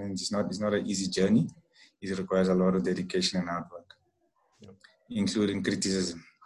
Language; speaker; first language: English; non-native, local second language; Afrikaans